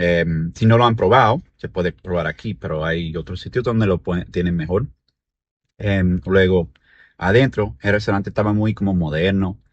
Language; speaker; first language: Spanish; early bilingual, heritage; Spanish